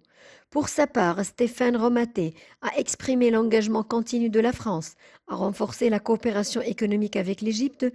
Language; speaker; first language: French; non-native, fluent; Arabic